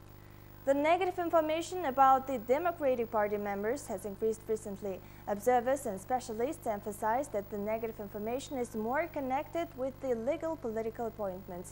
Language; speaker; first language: English; non-native, fluent; Mongolian